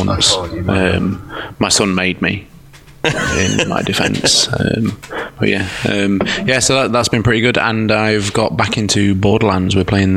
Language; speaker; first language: English; native; English